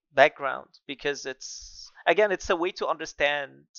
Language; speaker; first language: English; non-native, fluent; Arabic